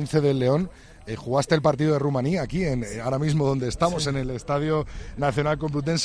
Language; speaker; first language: Spanish; native; Spanish